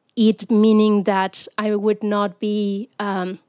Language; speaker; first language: English; non-native, fluent; Spanish